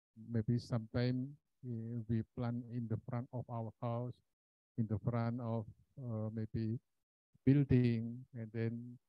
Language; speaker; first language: English; non-native, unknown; Indonesian